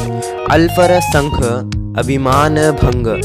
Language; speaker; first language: Kannada; native; Kannada